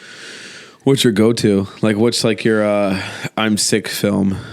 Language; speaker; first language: English; native; English